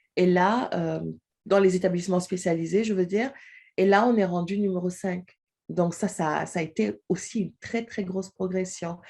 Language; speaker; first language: French; non-native, local second language; Wolof